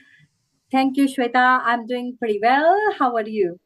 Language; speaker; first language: English; non-native, local second language; Hindi